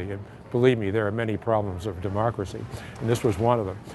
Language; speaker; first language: English; native; English